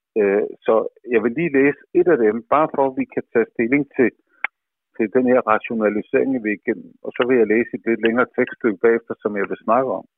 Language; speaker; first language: Danish; native; Danish